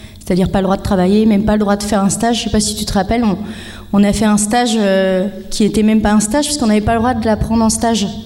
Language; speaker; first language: French; native; French